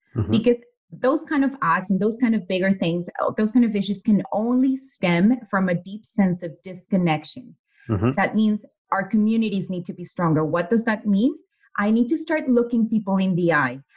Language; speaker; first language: English; non-native, fluent; Spanish